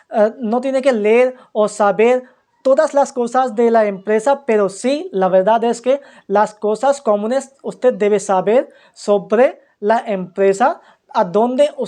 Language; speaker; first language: Spanish; non-native, fluent; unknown